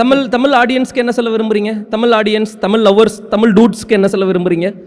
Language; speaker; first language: Tamil; native; Tamil